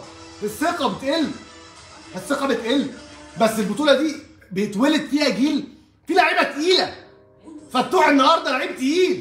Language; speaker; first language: Arabic; native; Arabic